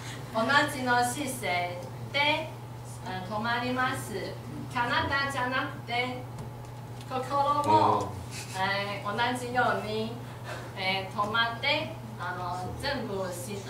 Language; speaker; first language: Japanese; non-native, learner; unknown